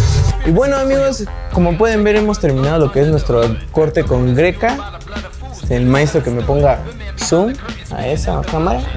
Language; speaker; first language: Spanish; native; Spanish